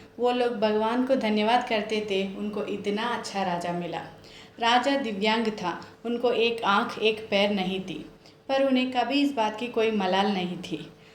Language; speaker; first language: Hindi; non-native, local second language; Telugu